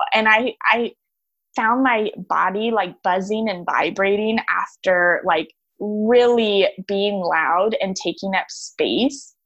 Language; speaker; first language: English; native; English